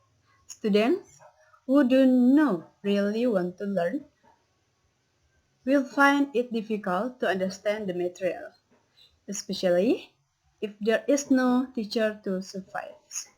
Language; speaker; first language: English; non-native, learner; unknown